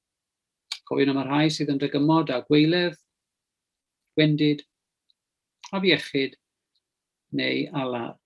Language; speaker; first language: Welsh; native; Welsh